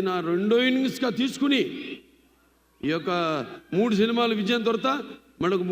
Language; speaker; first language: Telugu; native; Telugu